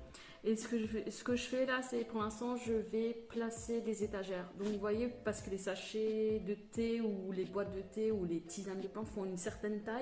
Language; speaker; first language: French; native; French